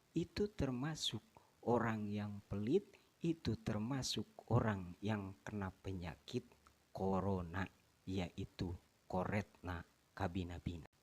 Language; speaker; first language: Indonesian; non-native, local second language; Sundanese